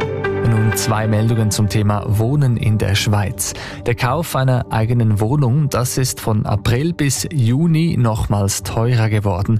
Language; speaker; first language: German; native; German